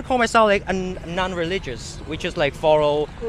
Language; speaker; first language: English; non-native, fluent; Vietnamese